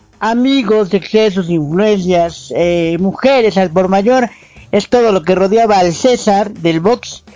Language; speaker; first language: Spanish; native; Spanish